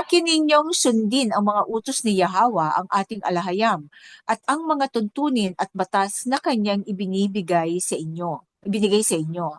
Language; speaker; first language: Filipino; native; Filipino